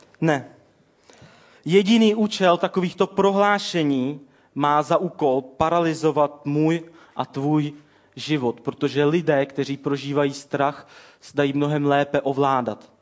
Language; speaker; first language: Czech; native; Czech